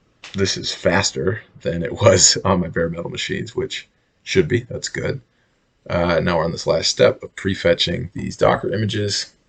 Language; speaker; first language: English; native; English